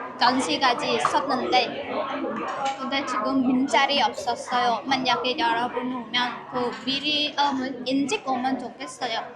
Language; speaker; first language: Korean; non-native, learner; Vietnamese